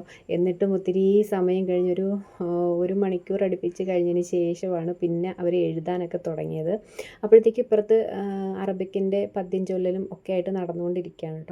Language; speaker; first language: Malayalam; native; Malayalam